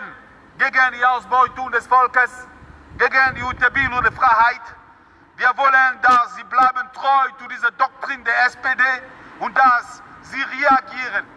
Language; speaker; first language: German; non-native, fluent; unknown